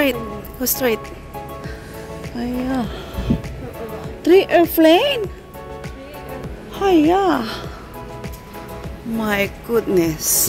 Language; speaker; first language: English; non-native, local second language; Filipino